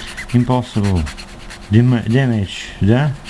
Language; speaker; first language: English; non-native, learner; Russian